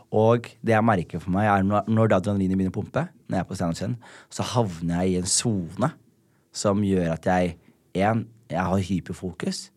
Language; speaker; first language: Norwegian; early bilingual, other home language; Somali